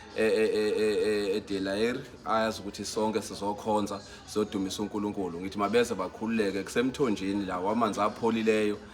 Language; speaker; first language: Zulu; non-native, local second language; Xhosa